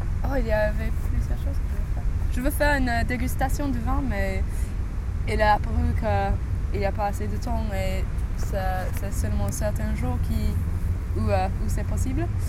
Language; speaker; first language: French; non-native, fluent; English